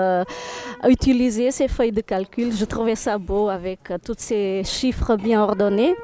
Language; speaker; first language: French; non-native, fluent; Portuguese